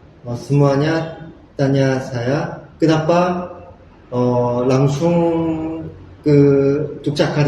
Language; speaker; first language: Indonesian; non-native, learner; Korean